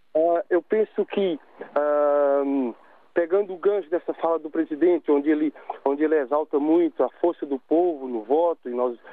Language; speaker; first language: Portuguese; native; Portuguese